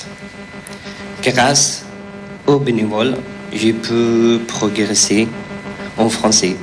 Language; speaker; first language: French; non-native, fluent; Persian